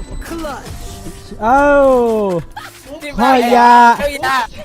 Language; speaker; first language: English; non-native, learner; Thai